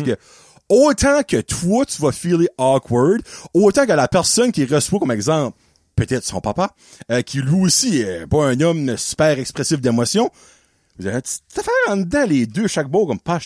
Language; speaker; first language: French; native; French